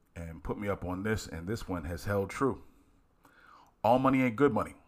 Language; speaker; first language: English; native; English